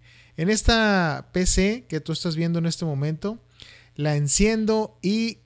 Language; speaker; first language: Spanish; native; Spanish